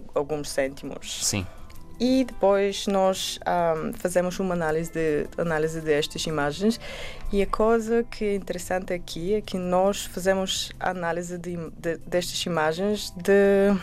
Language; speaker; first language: Portuguese; non-native, learner; Bulgarian